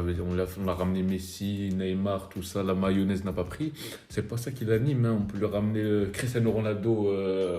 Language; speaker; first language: French; native; French